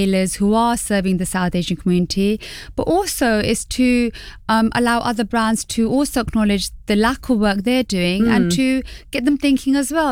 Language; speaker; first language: English; native; English